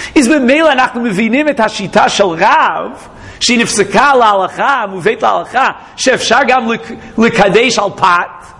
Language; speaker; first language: Hebrew; non-native, fluent; English